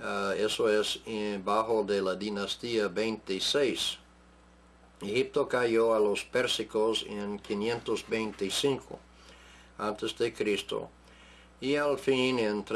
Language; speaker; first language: Spanish; non-native, fluent; English